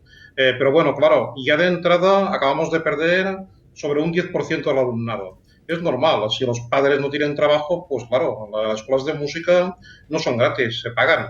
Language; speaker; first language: Spanish; native; Spanish